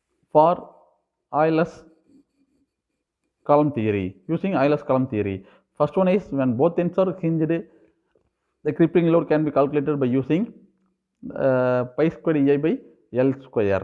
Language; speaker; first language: English; non-native, local second language; Tamil